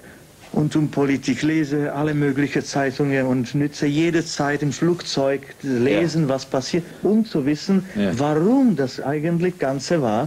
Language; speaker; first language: German; non-native, fluent; Czech